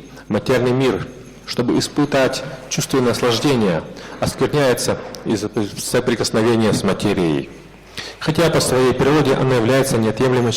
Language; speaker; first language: Russian; native; Russian